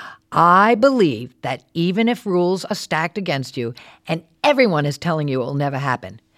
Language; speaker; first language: English; native; English